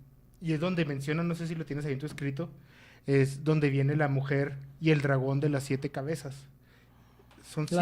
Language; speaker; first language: Spanish; native; Spanish